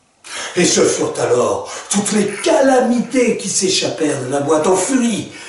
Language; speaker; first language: French; native; French